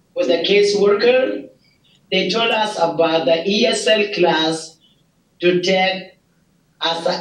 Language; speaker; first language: English; non-native, learner; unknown